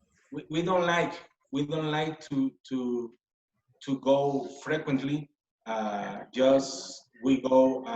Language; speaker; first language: English; non-native, learner; Spanish